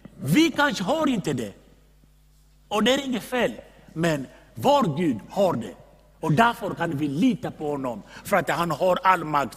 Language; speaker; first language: Swedish; non-native, fluent; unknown